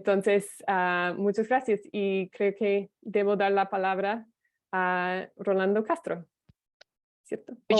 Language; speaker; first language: Spanish; non-native, fluent; English